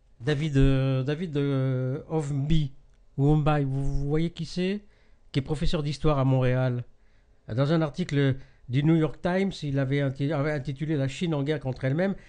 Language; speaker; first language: French; native; French